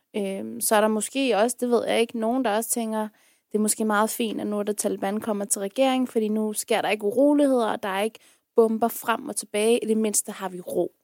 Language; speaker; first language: Danish; early bilingual, other home language; Persian